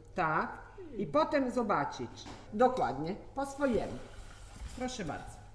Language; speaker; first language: Polish; non-native, learner; Italian